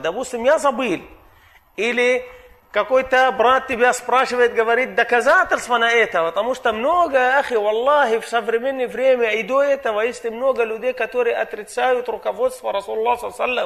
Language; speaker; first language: Russian; non-native, fluent; Arabic